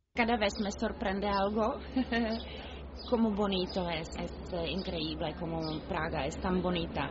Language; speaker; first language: Spanish; non-native, learner; Czech